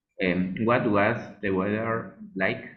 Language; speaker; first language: English; non-native, learner; Spanish